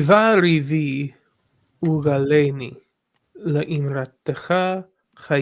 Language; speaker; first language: Hebrew; non-native, learner; English